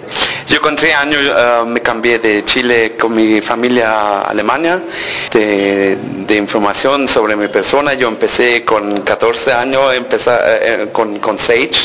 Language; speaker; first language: Spanish; early bilingual, heritage; Spanish